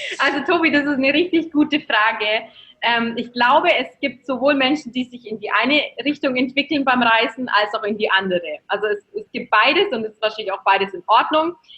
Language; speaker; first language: German; native; German